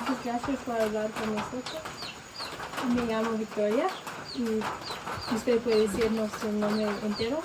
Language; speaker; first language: Spanish; non-native, learner; English